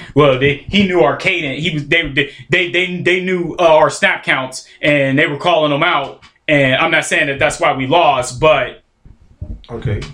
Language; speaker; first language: English; native; English